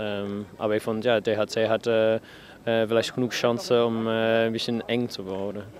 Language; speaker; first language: German; non-native, fluent; English